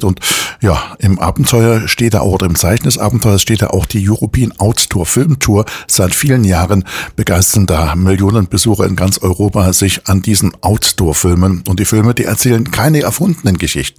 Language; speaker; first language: German; native; German